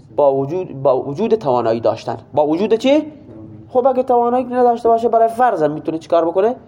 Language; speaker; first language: Persian; non-native, local second language; Baluchi